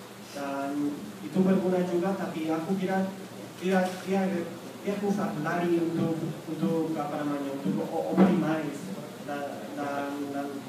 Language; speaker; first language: Indonesian; non-native, fluent; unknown